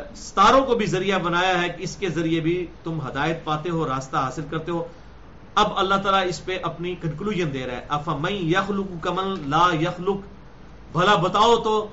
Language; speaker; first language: Urdu; native; Urdu